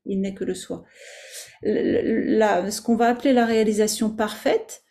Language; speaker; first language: French; native; French